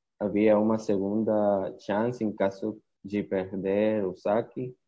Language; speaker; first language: Portuguese; non-native, learner; Spanish